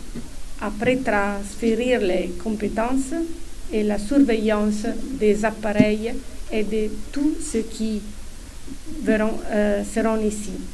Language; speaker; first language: French; non-native, fluent; Italian